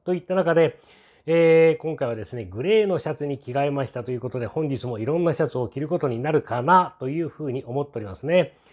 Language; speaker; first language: Japanese; native; Japanese